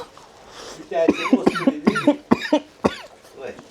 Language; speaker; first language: Russian; non-native, fluent; Uzbek